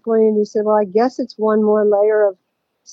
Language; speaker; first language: English; native; English